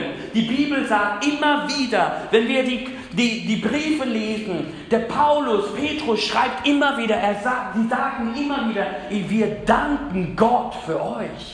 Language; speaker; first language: German; non-native, fluent; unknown